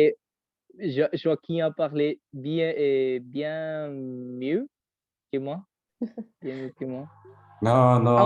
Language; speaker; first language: French; non-native, learner; Spanish